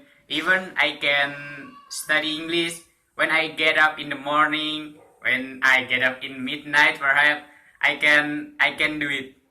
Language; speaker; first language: English; non-native, learner; Indonesian